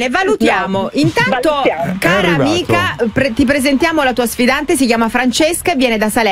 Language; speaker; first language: Italian; native; Italian